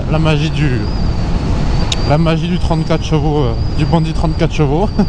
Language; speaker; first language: French; native; French